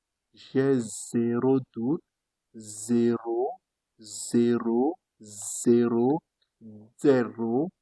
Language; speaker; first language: French; non-native, fluent; Italian